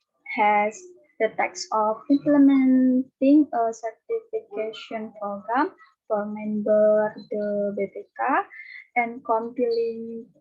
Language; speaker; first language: English; non-native, learner; Indonesian